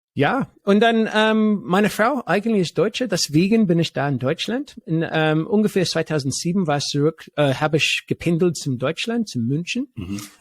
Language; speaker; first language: German; non-native, fluent; English